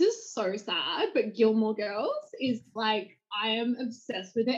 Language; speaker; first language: English; native; English